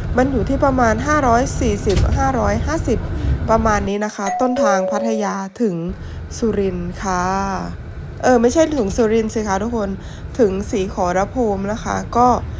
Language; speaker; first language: Thai; non-native, local second language; Northern Khmer